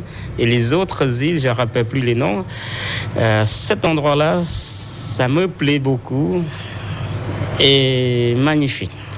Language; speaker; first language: French; non-native, fluent; Khmer